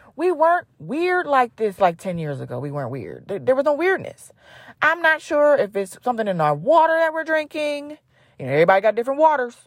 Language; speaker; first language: English; native; English